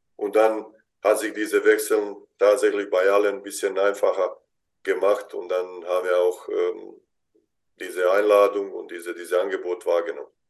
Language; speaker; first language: German; non-native, fluent; Bosnian